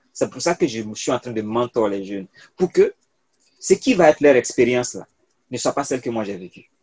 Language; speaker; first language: French; non-native, local second language; Mossi